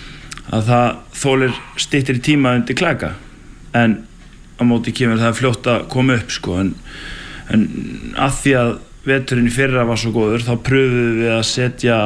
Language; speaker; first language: Icelandic; native; Icelandic